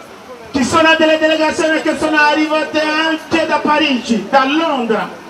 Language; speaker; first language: Italian; non-native, fluent; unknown